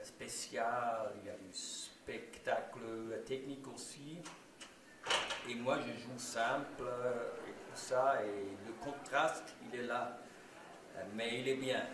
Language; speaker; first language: French; non-native, local second language; German